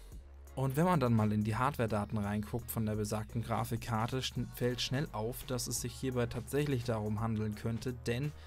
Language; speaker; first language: German; native; German